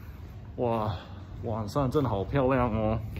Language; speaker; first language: Chinese; non-native, learner; English